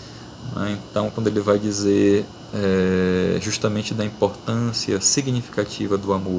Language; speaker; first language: Portuguese; native; Portuguese